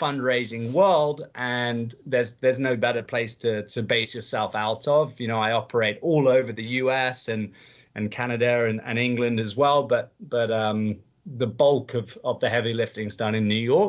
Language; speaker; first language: English; native; English